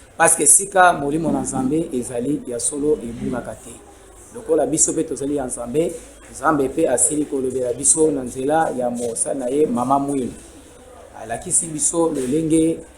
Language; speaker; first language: Lingala; non-native, local second language; Kongo